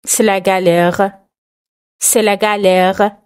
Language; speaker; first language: French; non-native, fluent; Persian